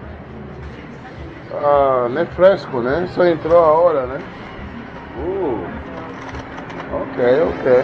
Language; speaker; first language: Portuguese; non-native, learner; English